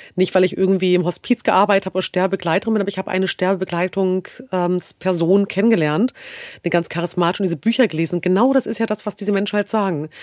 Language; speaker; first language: German; early bilingual, other home language; Kurdish